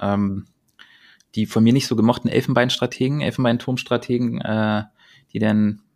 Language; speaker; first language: German; native; German